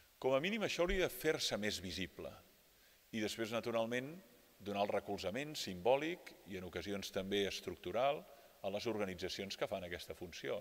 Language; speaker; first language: Catalan; native; Catalan